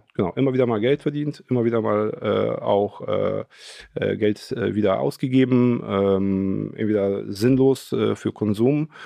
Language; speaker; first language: German; early bilingual, other home language; Polish